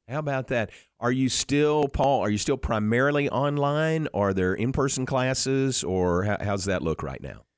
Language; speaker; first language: English; native; English